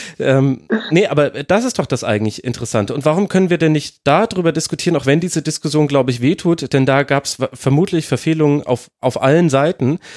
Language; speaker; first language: German; native; German